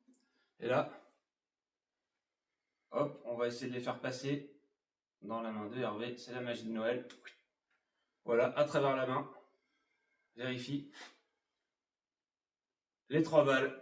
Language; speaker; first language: French; native; French